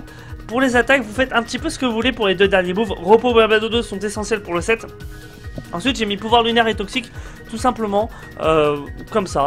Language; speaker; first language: French; native; French